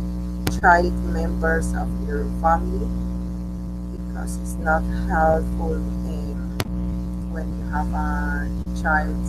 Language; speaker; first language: English; non-native, learner; Spanish